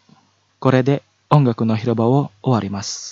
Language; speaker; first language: Japanese; non-native, fluent; Indonesian